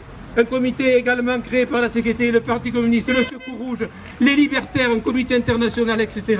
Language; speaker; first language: French; native; French